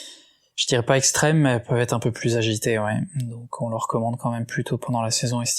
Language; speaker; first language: French; native; French